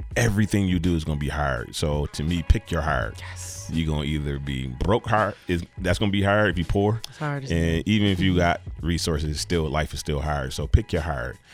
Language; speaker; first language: English; native; English